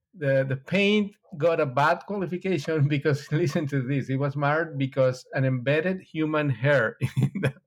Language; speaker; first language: English; non-native, fluent; Spanish